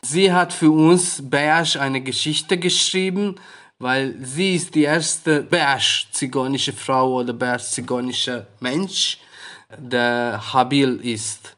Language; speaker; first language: German; non-native, fluent; Hungarian